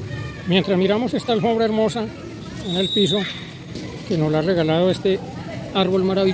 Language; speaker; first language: Spanish; native; Spanish